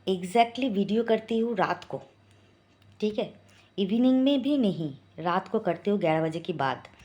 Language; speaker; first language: Hindi; non-native, local second language; Bangla